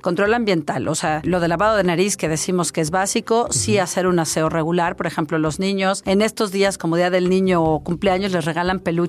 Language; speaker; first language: Spanish; native; Spanish